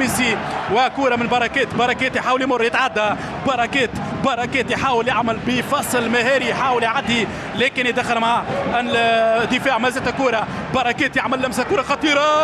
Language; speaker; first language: Arabic; native; Arabic